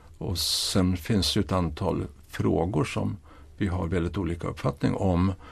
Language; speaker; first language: Swedish; native; Swedish